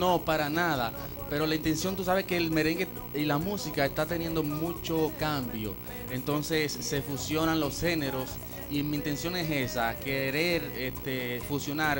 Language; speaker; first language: Spanish; native; Spanish